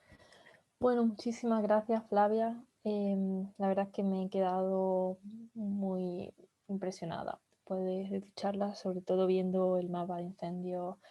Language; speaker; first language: Spanish; native; Spanish